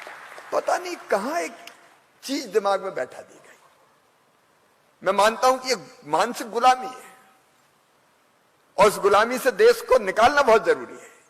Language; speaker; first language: Hindi; native; Hindi